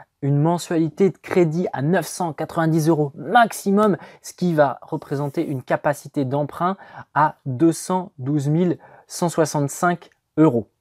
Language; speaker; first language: French; native; French